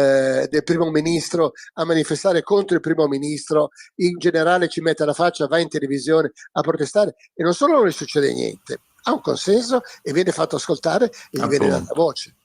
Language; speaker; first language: Italian; native; Italian